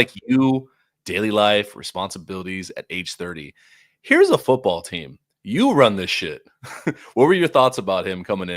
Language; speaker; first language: English; native; English